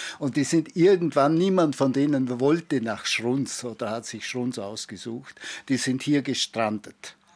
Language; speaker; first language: German; native; German